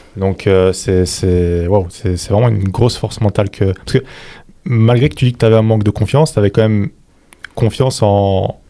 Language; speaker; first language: French; native; French